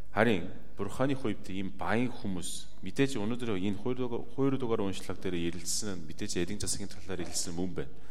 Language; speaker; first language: Mongolian; non-native, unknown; Korean